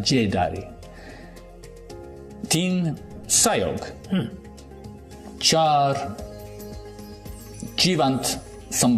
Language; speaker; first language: Hindi; non-native, learner; English